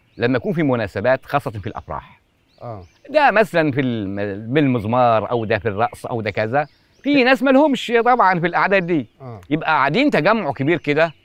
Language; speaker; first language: Egyptian Arabic; non-native, local second language; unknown